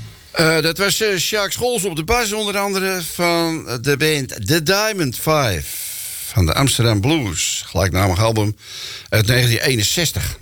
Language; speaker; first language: Dutch; native; Dutch